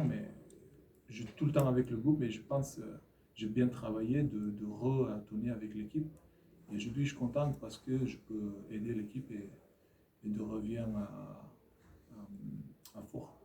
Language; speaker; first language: French; non-native, learner; Fijian